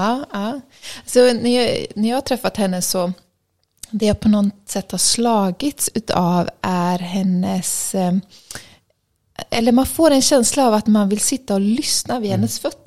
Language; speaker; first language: Swedish; native; Swedish